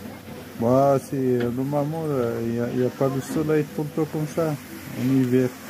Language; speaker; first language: French; non-native, fluent; Arabic